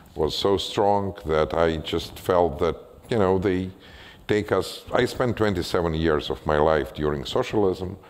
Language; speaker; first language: English; non-native, fluent; Russian